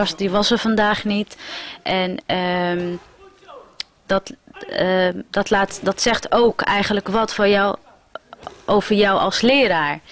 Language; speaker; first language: Dutch; early bilingual, other home language; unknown